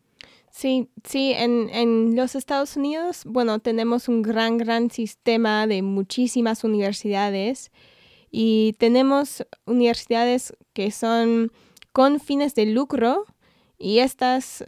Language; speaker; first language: Spanish; non-native, fluent; English